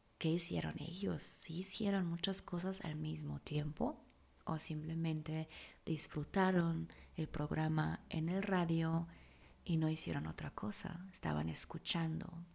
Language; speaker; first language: Spanish; non-native, fluent; German